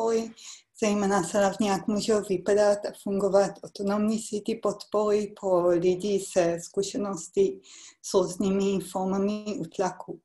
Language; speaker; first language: Czech; non-native, fluent; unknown